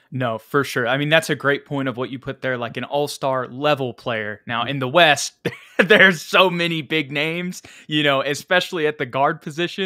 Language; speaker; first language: English; native; English